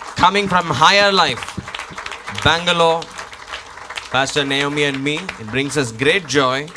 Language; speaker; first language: English; non-native, local second language; Tamil